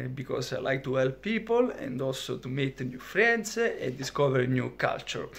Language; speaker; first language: English; non-native, learner; Italian